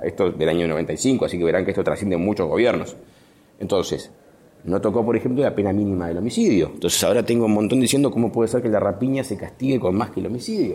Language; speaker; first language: Spanish; native; Spanish